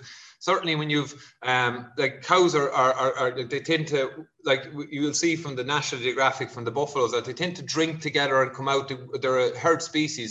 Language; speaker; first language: English; native; English